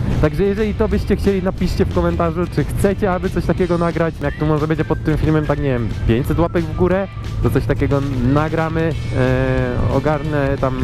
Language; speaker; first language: Polish; native; Polish